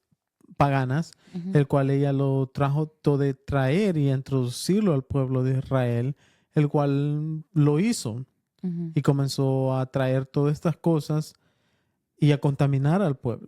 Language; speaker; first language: Spanish; early bilingual, heritage; Spanish